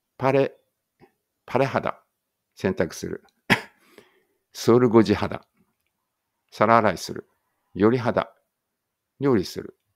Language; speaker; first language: Japanese; native; Japanese